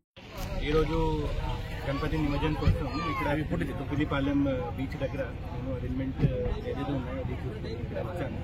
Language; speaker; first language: Telugu; non-native, fluent; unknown